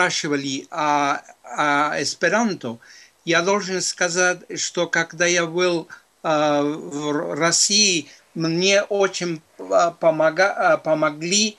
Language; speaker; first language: Russian; non-native, fluent; Spanish